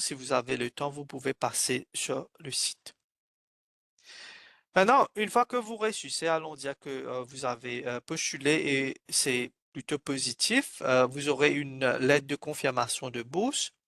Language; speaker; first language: French; non-native, fluent; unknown